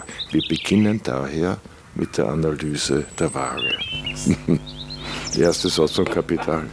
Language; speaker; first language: German; native; German